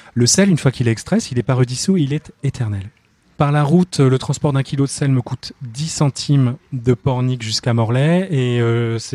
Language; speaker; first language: French; native; French